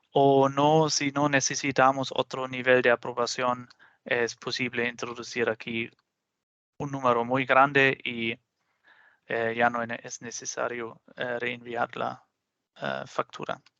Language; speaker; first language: Spanish; non-native, fluent; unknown